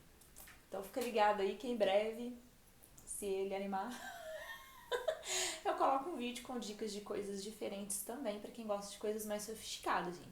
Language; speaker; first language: Portuguese; native; Portuguese